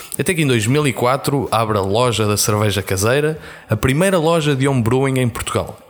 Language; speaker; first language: Portuguese; native; Portuguese